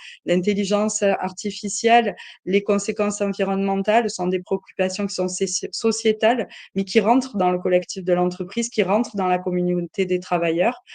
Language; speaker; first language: French; native; French